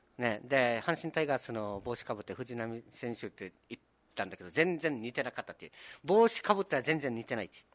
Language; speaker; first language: Japanese; native; Japanese